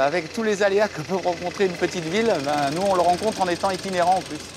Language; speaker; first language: French; native; French